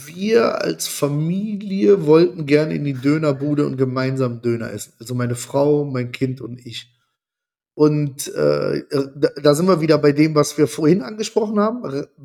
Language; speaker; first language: German; early bilingual, other home language; Italian